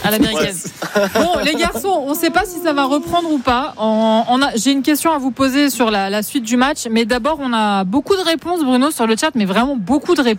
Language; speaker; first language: French; native; French